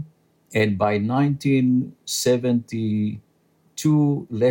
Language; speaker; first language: English; non-native, fluent; French